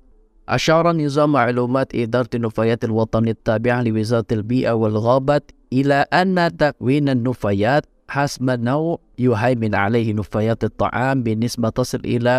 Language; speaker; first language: Arabic; non-native, fluent; Indonesian